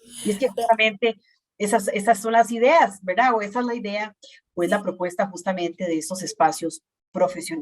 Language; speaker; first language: Spanish; native; Spanish